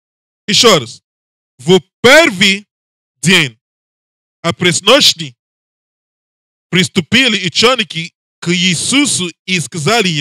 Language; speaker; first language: Russian; non-native, learner; English